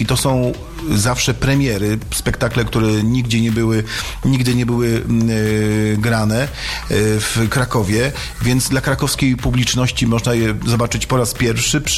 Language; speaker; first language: Polish; native; Polish